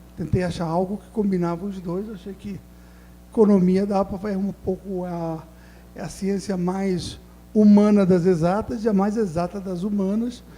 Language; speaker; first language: Portuguese; native; Portuguese